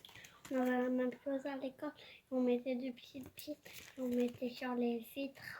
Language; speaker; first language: French; native; French